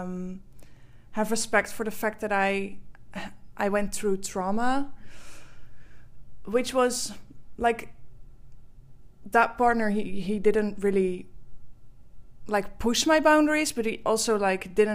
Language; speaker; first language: English; non-native, fluent; Dutch